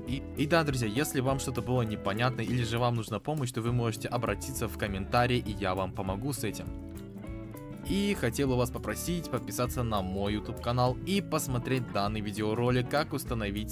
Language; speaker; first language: Russian; native; Russian